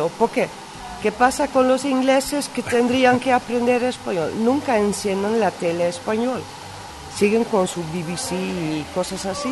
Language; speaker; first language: Spanish; non-native, fluent; Dutch